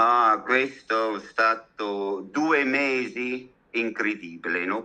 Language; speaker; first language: Italian; non-native, learner; German